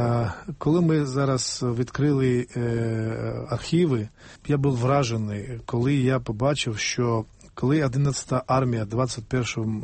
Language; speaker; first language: Ukrainian; non-native, fluent; Georgian